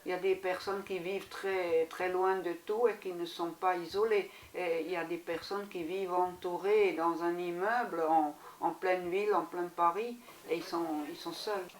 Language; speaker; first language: French; non-native, local second language; German